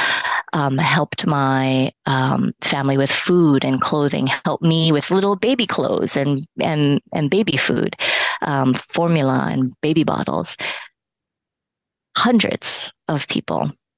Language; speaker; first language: English; early bilingual, other home language; Cantonese